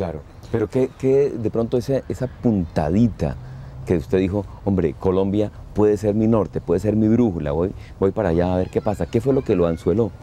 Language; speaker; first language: Spanish; native; Spanish